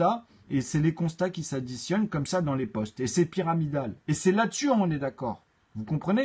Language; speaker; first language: French; native; French